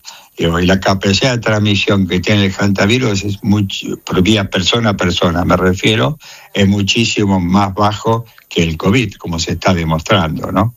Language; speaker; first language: Spanish; native; Spanish